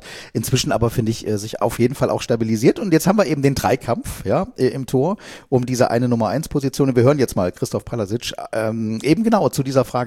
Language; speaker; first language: German; native; German